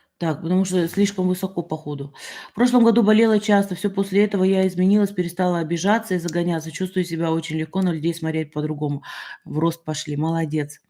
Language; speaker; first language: Russian; native; Russian